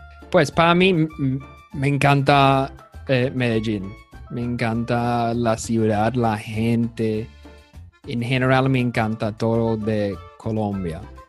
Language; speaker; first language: Spanish; non-native, fluent; English